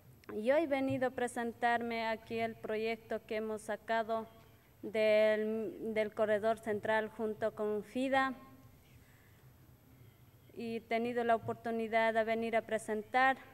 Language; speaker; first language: Spanish; non-native, local second language; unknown